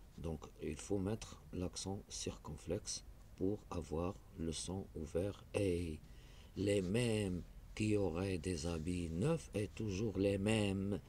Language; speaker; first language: French; non-native, local second language; Arabic